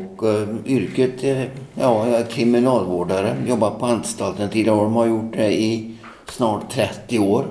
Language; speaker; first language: Swedish; native; Swedish